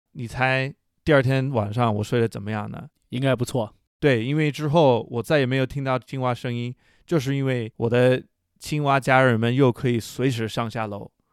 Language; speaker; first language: Chinese; non-native, fluent; English